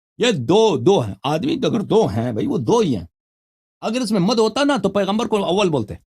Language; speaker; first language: Urdu; non-native, fluent; Persian